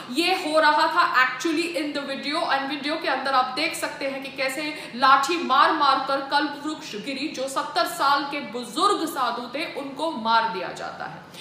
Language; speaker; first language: Hindi; native; Hindi